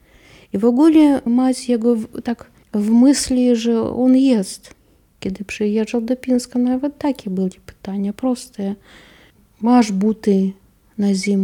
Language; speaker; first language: Polish; non-native, learner; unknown